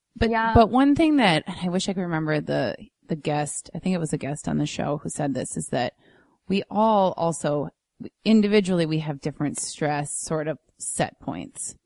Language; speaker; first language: English; native; English